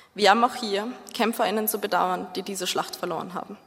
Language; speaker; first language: German; early bilingual, other home language; Zaza